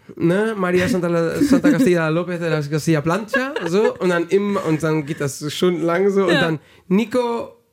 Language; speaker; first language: German; early bilingual, heritage; German